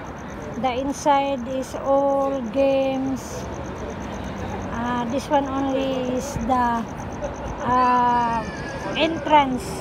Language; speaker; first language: English; non-native, local second language; Filipino